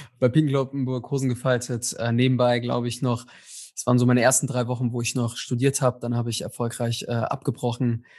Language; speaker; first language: German; early bilingual, other home language; Tigrinya